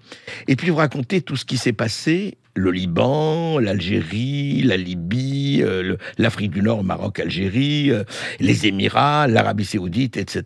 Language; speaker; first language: French; native; French